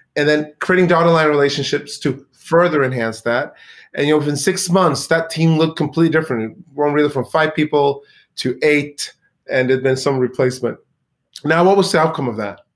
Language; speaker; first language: English; early bilingual, other home language; Swedish